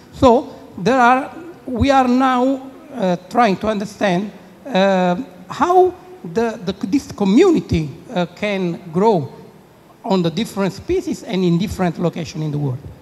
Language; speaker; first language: English; non-native, fluent; Italian